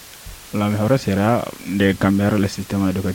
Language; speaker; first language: Spanish; non-native, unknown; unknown